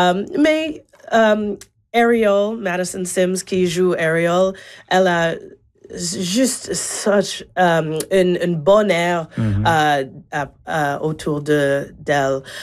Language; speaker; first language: French; non-native, learner; English